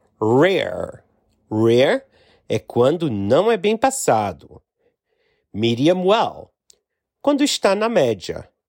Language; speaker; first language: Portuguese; non-native, fluent; English